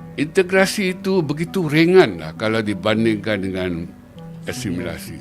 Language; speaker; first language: Malay; native; Malay